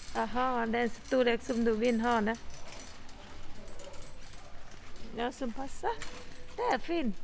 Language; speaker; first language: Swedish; non-native, learner; Thai